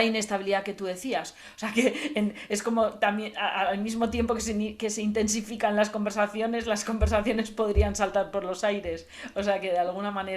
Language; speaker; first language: Spanish; native; Spanish